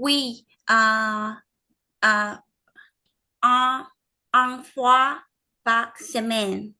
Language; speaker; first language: French; non-native, learner; Vietnamese